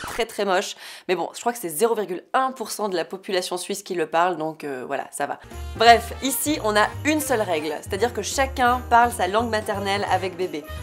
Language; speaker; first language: French; native; French